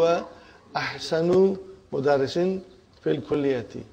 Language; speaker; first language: Arabic; non-native, fluent; Urdu